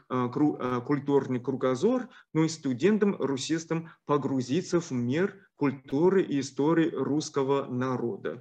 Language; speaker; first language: Russian; non-native, fluent; Chinese